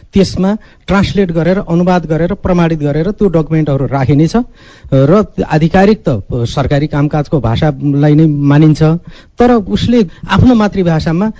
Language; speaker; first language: Nepali; non-native, local second language; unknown